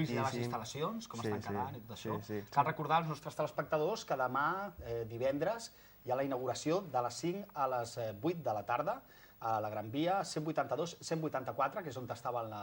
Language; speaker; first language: Catalan; native; Catalan